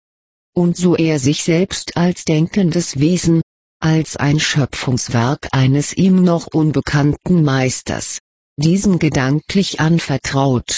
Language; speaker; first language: German; native; German